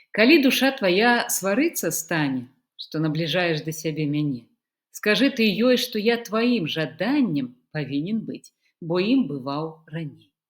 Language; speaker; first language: Belarusian; native; Belarusian